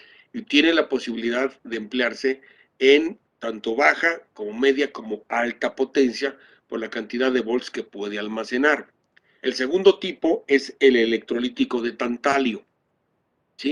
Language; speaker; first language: Spanish; native; Spanish